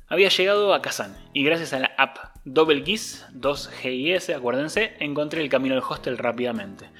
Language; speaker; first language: Spanish; native; Spanish